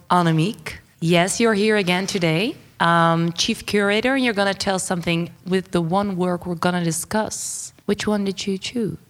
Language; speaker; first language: English; non-native, fluent; Dutch